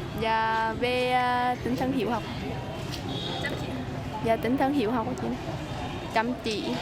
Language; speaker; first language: Vietnamese; native; Vietnamese